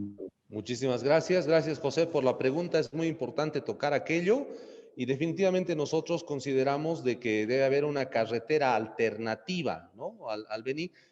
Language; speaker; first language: Spanish; native; Spanish